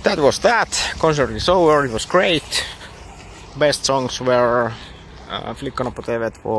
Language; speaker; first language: English; non-native, fluent; Finnish